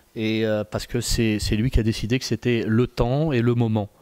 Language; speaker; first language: French; native; French